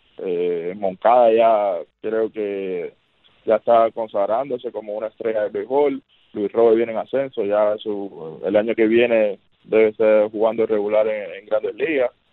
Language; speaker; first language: Spanish; native; Spanish